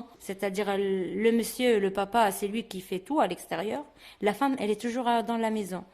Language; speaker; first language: French; non-native, fluent; Arabic